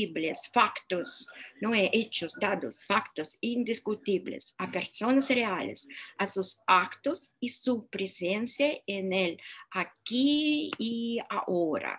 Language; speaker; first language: Spanish; non-native, fluent; Russian